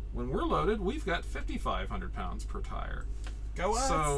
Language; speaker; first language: English; native; English